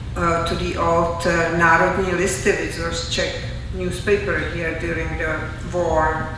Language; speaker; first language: English; non-native, fluent; Czech